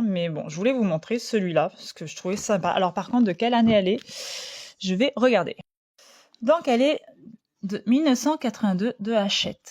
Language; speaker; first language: French; native; French